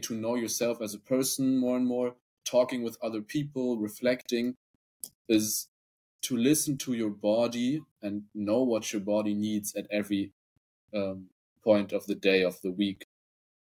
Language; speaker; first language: English; non-native, fluent; German